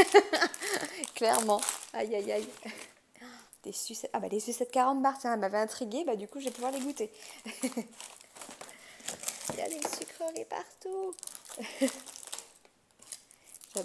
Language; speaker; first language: French; native; French